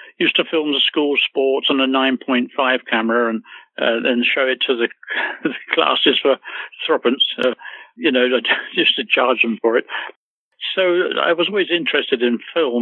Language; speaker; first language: English; native; English